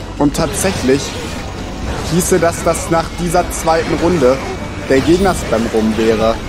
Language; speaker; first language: German; native; German